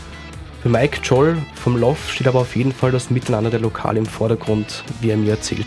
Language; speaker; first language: German; native; German